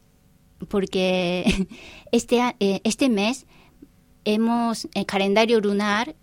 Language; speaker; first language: Spanish; non-native, fluent; Japanese